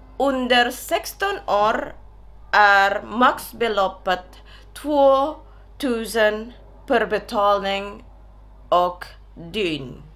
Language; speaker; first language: Swedish; non-native, learner; Indonesian